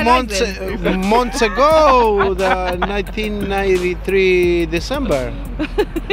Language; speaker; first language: English; non-native, learner; Spanish